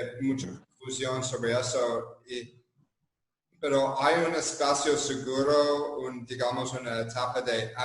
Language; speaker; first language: Spanish; non-native, fluent; English